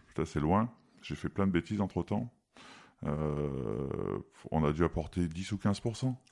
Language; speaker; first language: French; native; French